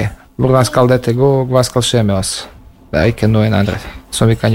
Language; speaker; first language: Norwegian; non-native, learner; Serbian